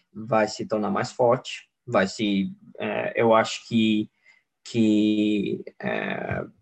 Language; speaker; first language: Portuguese; non-native, fluent; Swedish